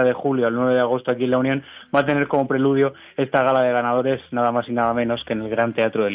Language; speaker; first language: Spanish; native; Spanish